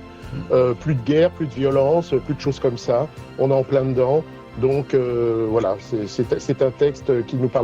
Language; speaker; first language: French; native; French